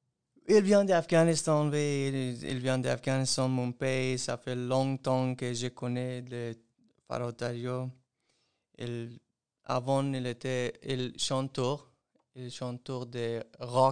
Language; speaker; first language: French; non-native, learner; Persian